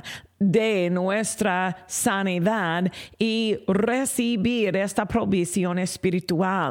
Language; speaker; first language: Spanish; non-native, fluent; English